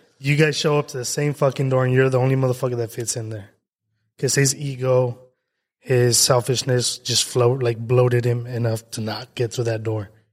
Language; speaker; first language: English; early bilingual, other home language; Spanish